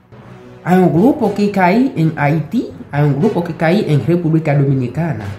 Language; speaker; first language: Spanish; non-native, local second language; Haitian Creole